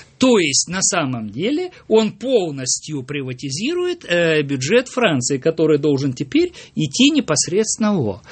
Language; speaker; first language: Russian; native; Russian